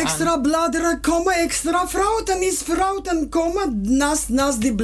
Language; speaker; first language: Dutch; non-native, learner; Armenian